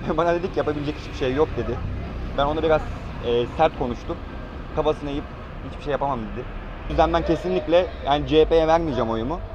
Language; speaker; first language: Turkish; native; Turkish